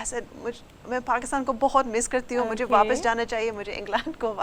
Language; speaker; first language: Hindi; early bilingual, heritage; English